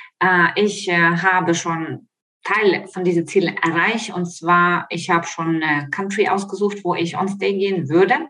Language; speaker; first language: German; non-native, fluent; Ukrainian